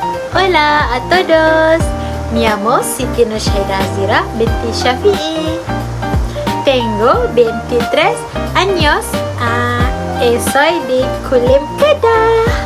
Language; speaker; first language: Spanish; non-native, learner; Malay